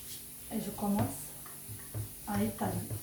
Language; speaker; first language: French; non-native, local second language; Arabic